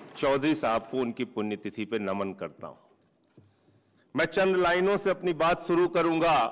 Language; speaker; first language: Hindi; native; Hindi